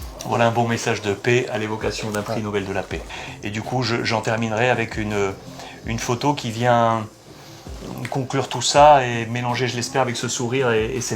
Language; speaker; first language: French; native; French